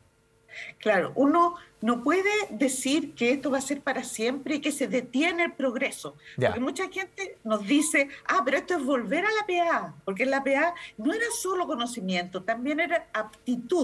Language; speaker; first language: Spanish; native; Spanish